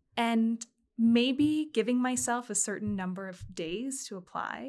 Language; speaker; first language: English; native; English